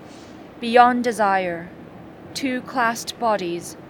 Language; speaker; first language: English; non-native, local second language; Cantonese